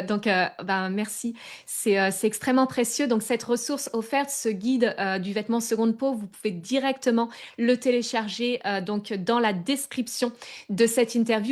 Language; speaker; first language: French; native; French